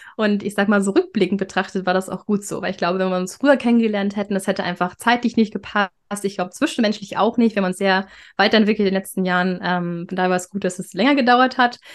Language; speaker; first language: German; native; German